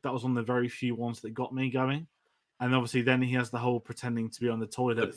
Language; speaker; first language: English; native; English